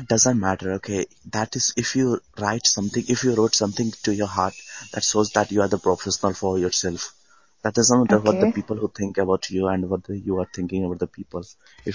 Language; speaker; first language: English; non-native, local second language; Hindi